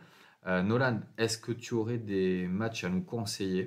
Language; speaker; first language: French; native; French